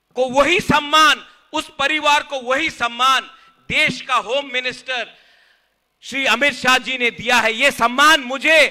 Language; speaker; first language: Hindi; non-native, local second language; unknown